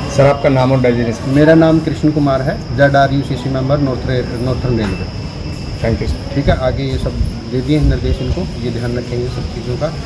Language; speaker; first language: Hindi; native; Hindi